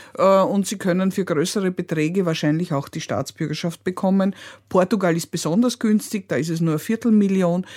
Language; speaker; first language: German; native; German